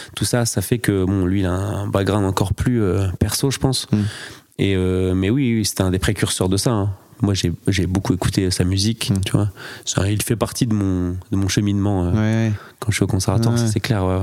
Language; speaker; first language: French; native; French